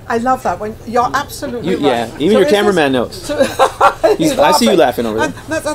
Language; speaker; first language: English; native; English